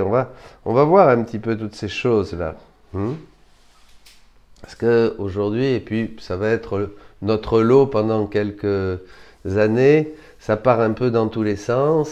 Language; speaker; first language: French; native; French